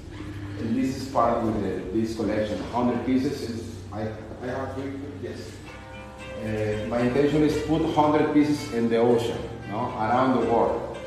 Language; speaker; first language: English; non-native, learner; Spanish